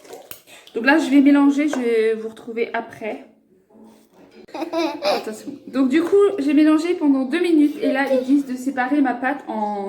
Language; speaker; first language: French; native; French